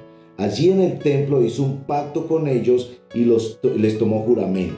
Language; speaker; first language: Spanish; native; Spanish